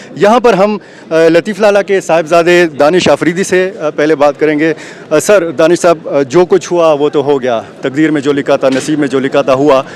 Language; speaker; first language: Urdu; non-native, local second language; Pashto